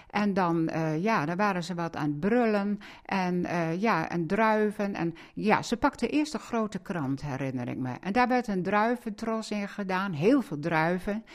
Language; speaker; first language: Dutch; native; Dutch